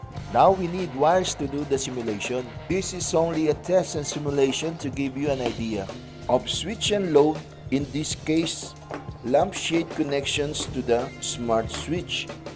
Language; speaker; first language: English; non-native, local second language; Filipino